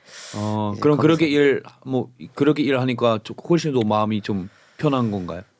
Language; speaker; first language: Korean; non-native, fluent; English